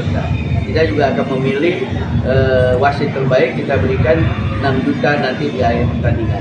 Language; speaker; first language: Indonesian; native; Indonesian